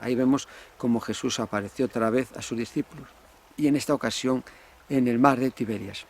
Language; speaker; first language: Spanish; native; Spanish